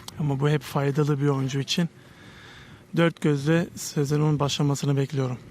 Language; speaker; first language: Turkish; early bilingual, heritage; Turkish